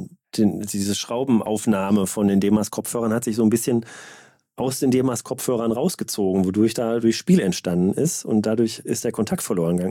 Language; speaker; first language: German; native; German